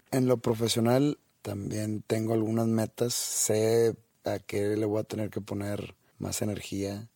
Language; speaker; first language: Spanish; native; Spanish